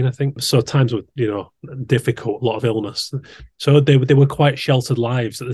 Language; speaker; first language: English; native; English